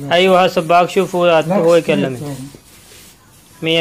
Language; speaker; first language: Arabic; non-native, learner; Urdu